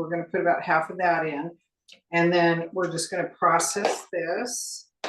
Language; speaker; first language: English; native; English